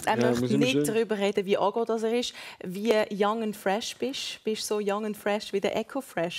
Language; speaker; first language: German; native; German